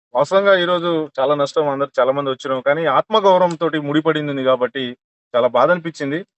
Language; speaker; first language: Telugu; non-native, local second language; Lambadi